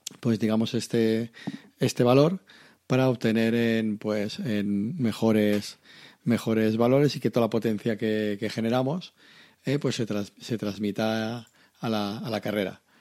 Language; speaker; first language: Spanish; native; Spanish